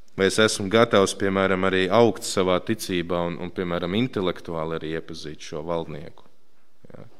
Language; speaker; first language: Latvian; native; Latvian